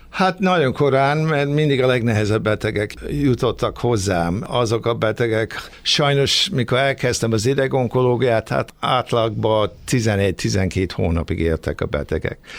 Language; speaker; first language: Hungarian; early bilingual, heritage; Hungarian